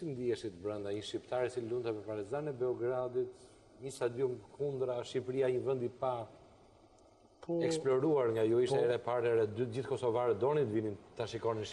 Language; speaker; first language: Albanian; native; Albanian